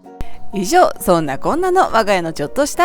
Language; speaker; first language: Japanese; native; Japanese